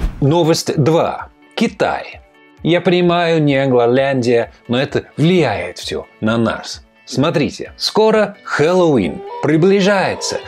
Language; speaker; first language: Russian; non-native, fluent; English